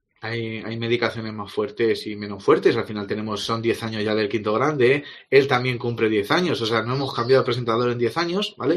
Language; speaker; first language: Spanish; native; Spanish